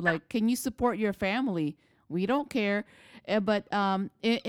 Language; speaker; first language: English; non-native, local second language; Filipino